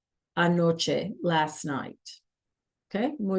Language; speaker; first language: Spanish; non-native, fluent; English